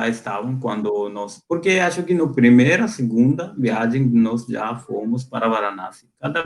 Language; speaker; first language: Portuguese; non-native, fluent; Hindi